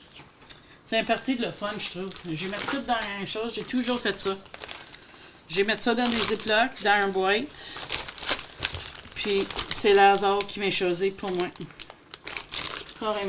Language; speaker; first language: French; native; French